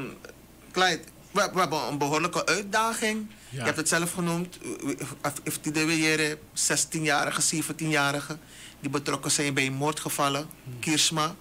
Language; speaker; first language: Dutch; native; Dutch